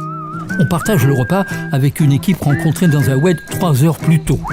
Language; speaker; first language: French; native; French